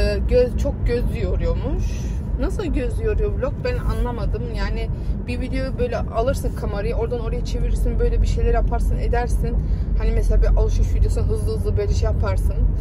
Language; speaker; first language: Turkish; early bilingual, heritage; Turkish